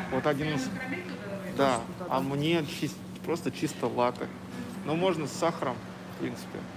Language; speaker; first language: Russian; native; Russian